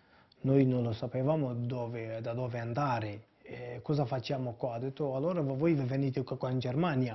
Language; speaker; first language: Italian; non-native, fluent; Kurdish